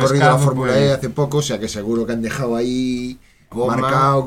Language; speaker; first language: Spanish; native; Spanish